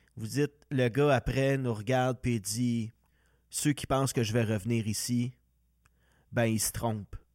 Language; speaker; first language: French; native; French